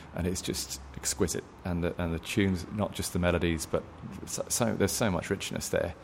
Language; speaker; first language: English; native; English